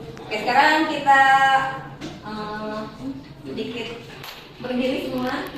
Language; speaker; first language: Indonesian; native; Indonesian